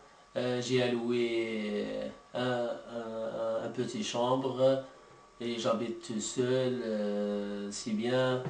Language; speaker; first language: French; non-native, learner; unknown